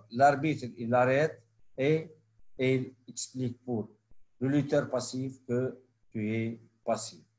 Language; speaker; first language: French; non-native, local second language; Arabic